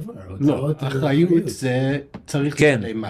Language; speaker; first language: Hebrew; non-native, fluent; English